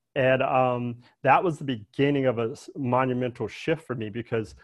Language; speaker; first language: English; native; English